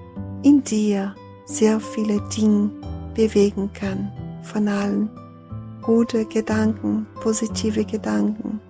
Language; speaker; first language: German; non-native, fluent; Portuguese